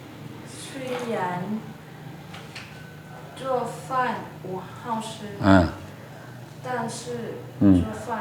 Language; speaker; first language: Chinese; non-native, learner; Lao